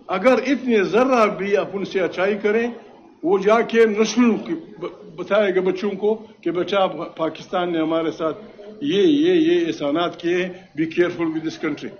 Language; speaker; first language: Urdu; non-native, local second language; Pashto